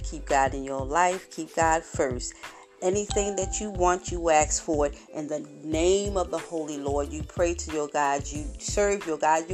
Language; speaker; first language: English; native; English